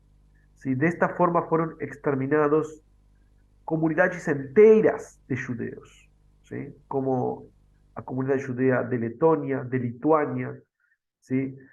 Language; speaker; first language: Portuguese; non-native, fluent; Spanish